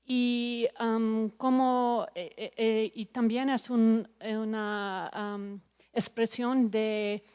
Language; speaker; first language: Spanish; non-native, learner; English